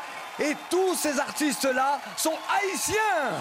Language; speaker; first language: French; native; French